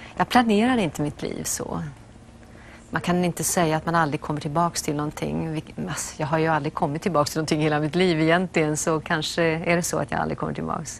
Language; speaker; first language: Swedish; native; Swedish